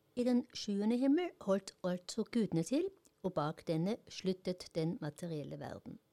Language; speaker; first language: Norwegian; non-native, fluent; German